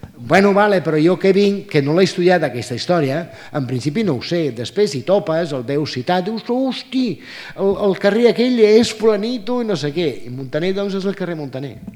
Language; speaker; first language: Catalan; non-native, fluent; Italian